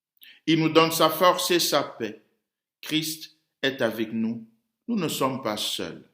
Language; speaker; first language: French; native; French